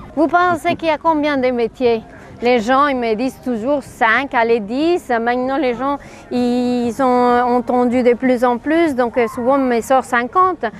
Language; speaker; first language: French; non-native, fluent; Spanish